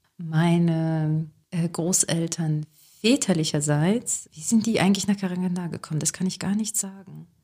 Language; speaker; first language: German; early bilingual, other home language; Russian